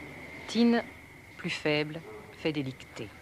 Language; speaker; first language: French; native; French